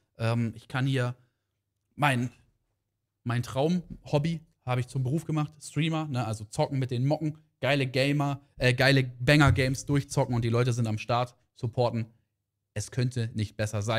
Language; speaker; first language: German; native; German